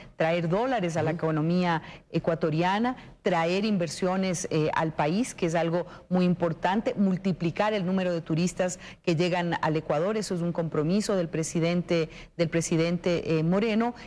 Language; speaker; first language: Spanish; native; Spanish